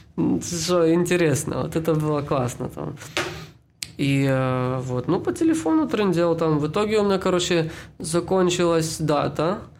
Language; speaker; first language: Russian; early bilingual, heritage; Russian